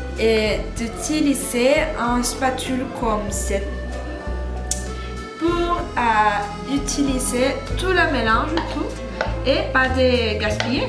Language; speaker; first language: French; non-native, learner; Spanish